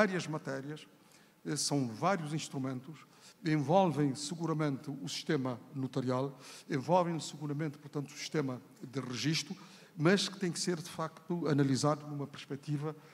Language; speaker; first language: Portuguese; non-native, local second language; Kabuverdianu